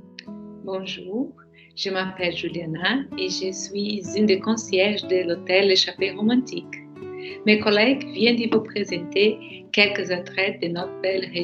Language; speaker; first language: French; non-native, learner; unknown